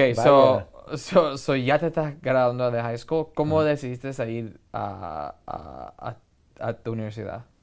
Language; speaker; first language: Spanish; early bilingual, heritage; Spanish